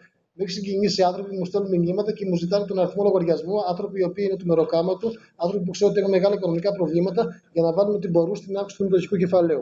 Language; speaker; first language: Greek; native; Greek